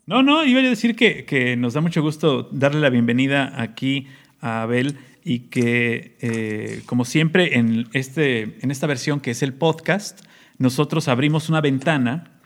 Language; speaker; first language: Spanish; native; Spanish